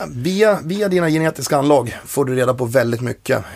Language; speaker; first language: Swedish; native; Swedish